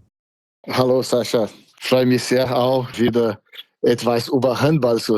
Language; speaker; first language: German; non-native, fluent; Portuguese